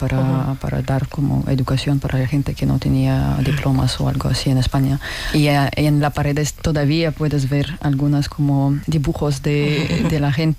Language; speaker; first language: Spanish; non-native, learner; Russian